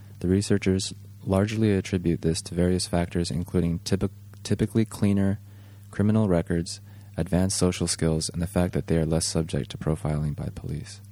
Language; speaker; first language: English; native; English